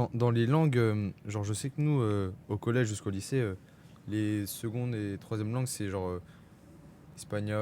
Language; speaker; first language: French; native; French